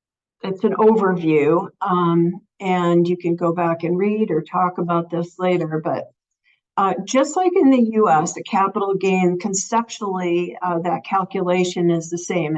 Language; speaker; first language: English; native; English